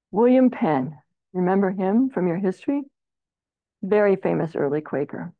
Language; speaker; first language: English; native; English